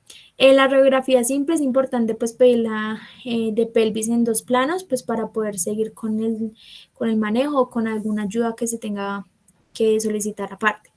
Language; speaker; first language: Spanish; native; Spanish